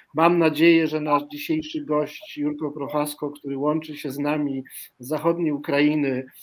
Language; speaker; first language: Polish; native; Polish